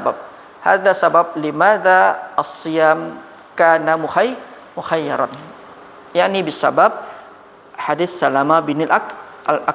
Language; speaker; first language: Arabic; non-native, learner; Malay